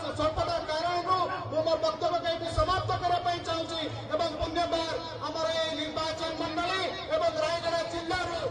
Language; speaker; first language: Odia; non-native, local second language; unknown